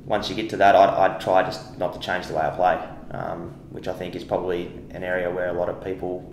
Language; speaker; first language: English; native; English